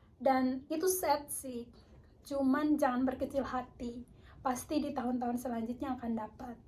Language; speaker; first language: Indonesian; native; Indonesian